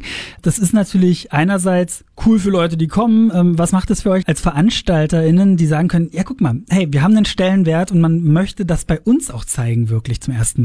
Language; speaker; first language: German; native; German